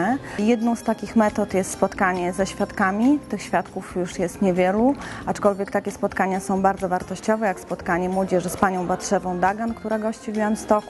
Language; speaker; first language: Polish; native; Polish